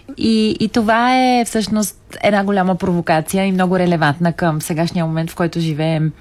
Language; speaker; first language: Bulgarian; native; Bulgarian